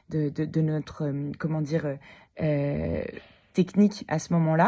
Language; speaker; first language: French; native; French